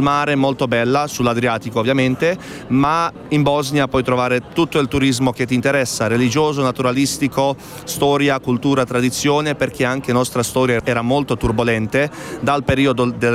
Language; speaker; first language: Italian; non-native, fluent; Bosnian